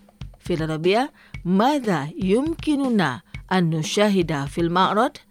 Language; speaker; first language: Arabic; non-native, fluent; Indonesian